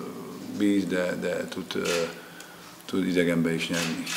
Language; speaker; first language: Hungarian; non-native, fluent; Slovak